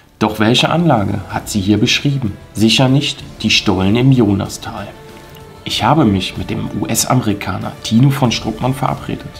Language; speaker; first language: German; native; German